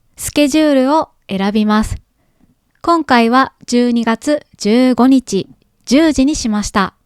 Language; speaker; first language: Japanese; native; Japanese